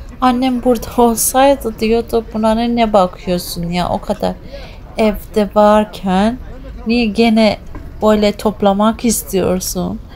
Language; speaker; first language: Turkish; early bilingual, heritage; Turkish